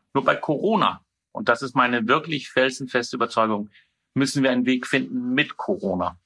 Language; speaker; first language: German; non-native, fluent; Danish